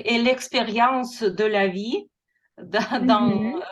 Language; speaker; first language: French; non-native, fluent; Russian